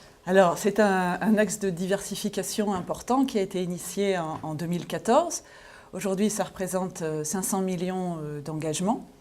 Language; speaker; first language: French; native; French